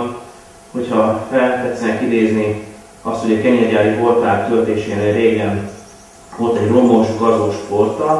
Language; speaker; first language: Hungarian; native; Hungarian